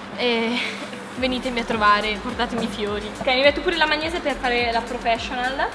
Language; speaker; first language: Italian; native; Italian